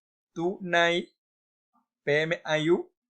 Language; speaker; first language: English; non-native, learner; Spanish